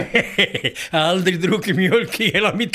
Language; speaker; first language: Swedish; non-native, fluent; Italian